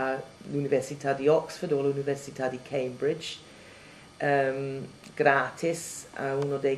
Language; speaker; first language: Italian; non-native, fluent; English